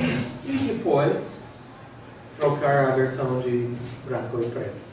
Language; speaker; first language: Portuguese; non-native, fluent; English